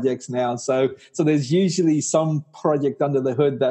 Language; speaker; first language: English; native; English